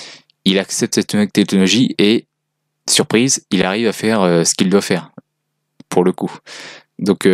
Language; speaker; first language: French; native; French